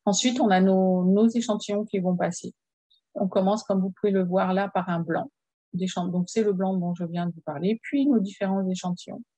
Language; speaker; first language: French; native; French